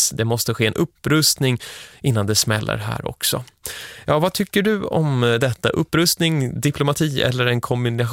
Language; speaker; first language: Swedish; native; Swedish